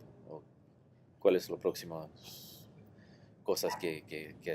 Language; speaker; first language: Spanish; non-native, learner; English